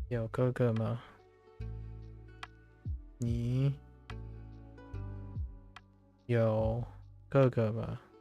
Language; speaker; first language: Chinese; non-native, learner; English